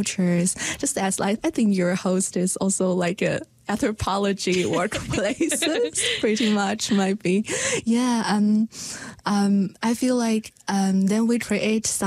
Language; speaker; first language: English; non-native, learner; Chinese